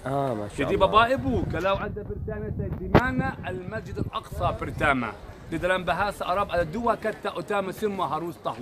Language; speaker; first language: Indonesian; non-native, learner; Arabic